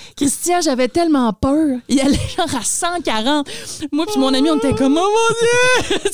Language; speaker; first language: French; native; French